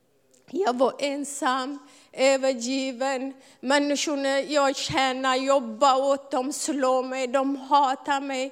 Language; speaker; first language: Swedish; non-native, fluent; Amharic